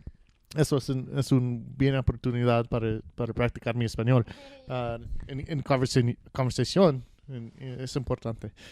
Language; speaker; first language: Spanish; non-native, learner; English